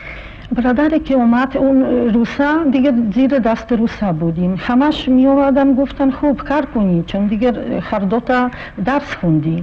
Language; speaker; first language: Persian; non-native, fluent; Polish